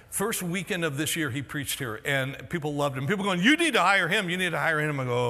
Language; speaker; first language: English; native; English